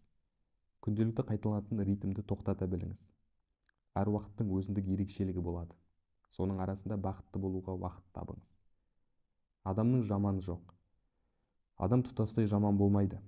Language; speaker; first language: Kazakh; native; Kazakh